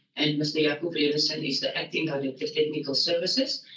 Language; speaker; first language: English; non-native, local second language; Afrikaans